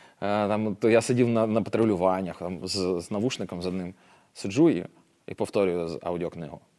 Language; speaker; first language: Ukrainian; non-native, local second language; Russian